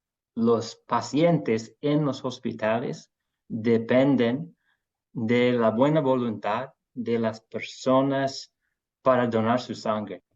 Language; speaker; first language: Spanish; non-native, fluent; English